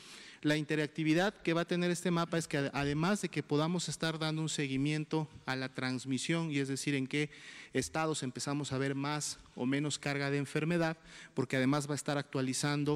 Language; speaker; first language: Spanish; native; Spanish